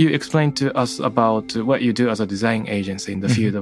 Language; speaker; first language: English; non-native, fluent; Japanese